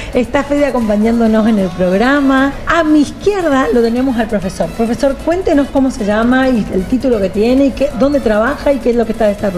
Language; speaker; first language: Spanish; native; Spanish